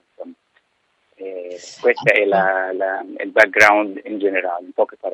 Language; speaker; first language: Italian; non-native, fluent; Arabic